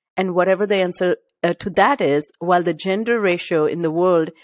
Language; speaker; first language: English; non-native, local second language; Marathi